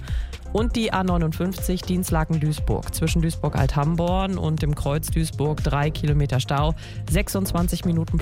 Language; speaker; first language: German; native; German